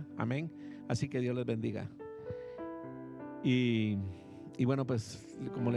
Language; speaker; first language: Spanish; native; Spanish